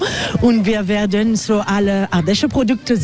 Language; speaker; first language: German; non-native, learner; French